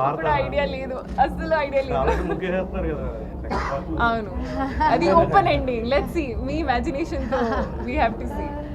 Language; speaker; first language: Telugu; non-native, learner; Haryanvi